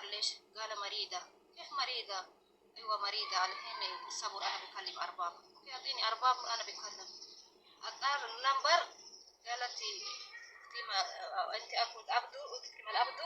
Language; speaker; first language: Arabic; non-native, learner; Oromo